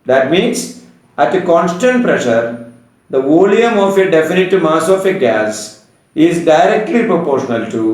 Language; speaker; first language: English; non-native, local second language; Malayalam